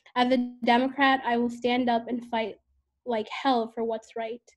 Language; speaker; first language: English; native; English